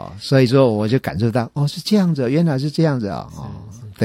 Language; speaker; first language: Chinese; native; Chinese